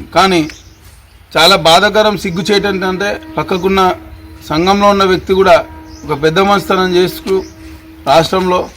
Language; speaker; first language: Telugu; native; Telugu